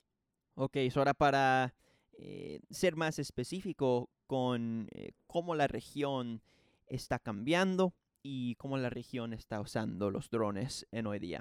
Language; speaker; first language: Spanish; non-native, fluent; English